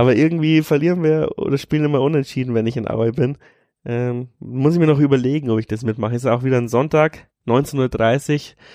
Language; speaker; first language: German; native; German